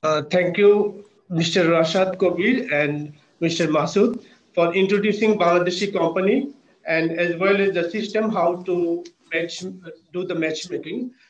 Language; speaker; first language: English; non-native, local second language; Bangla